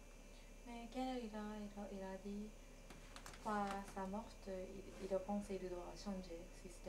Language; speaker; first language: French; non-native, learner; Japanese